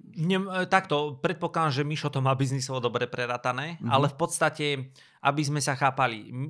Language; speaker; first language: Slovak; native; Slovak